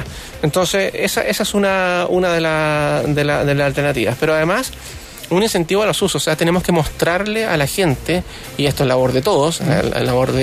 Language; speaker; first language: Spanish; native; Spanish